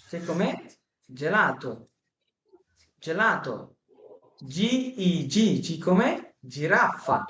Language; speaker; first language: Italian; non-native, fluent; Bangla